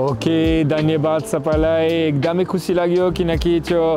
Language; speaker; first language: Nepali; non-native, fluent; French